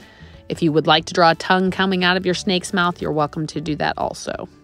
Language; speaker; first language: English; native; English